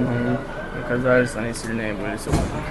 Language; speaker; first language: Russian; non-native, local second language; Chechen